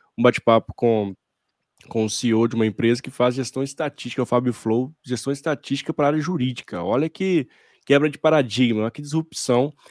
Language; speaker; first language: Portuguese; native; Portuguese